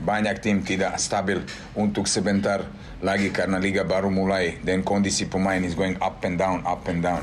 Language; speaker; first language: Indonesian; non-native, fluent; Serbian